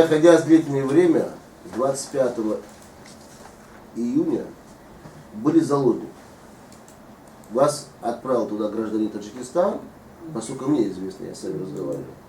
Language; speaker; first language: Russian; non-native, fluent; Tajik